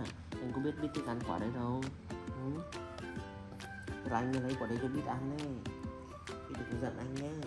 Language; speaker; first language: Vietnamese; native; Vietnamese